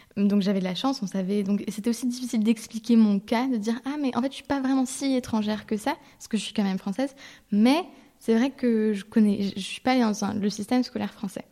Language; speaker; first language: French; early bilingual, heritage; French